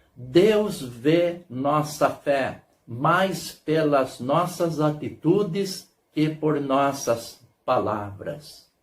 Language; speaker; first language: Portuguese; native; Portuguese